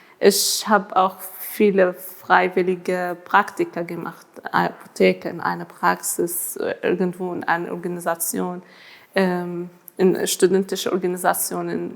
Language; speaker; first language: German; non-native, learner; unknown